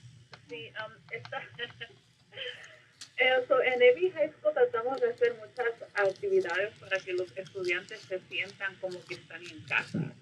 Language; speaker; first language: Spanish; early bilingual, other home language; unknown